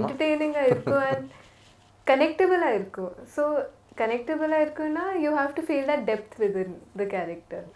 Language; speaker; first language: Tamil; non-native, learner; Tulu